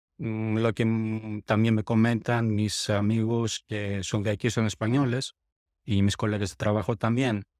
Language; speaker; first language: Spanish; non-native, fluent; Greek